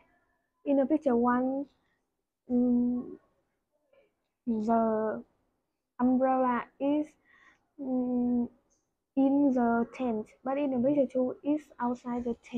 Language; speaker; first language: English; non-native, learner; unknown